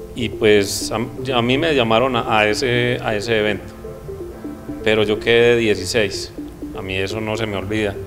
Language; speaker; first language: Spanish; native; Spanish